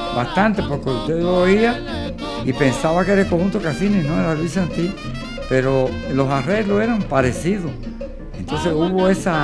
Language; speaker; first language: Spanish; native; Spanish